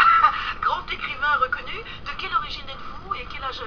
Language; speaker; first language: French; native; French